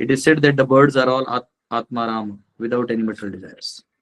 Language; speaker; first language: English; non-native, local second language; Hindi